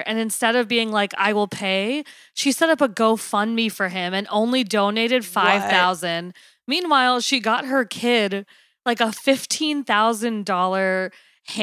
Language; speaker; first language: English; native; English